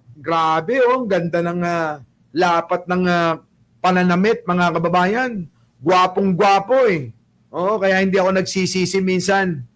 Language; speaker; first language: Filipino; non-native, local second language; Pangasinan